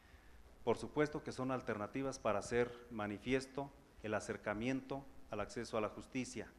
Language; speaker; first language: Spanish; native; Spanish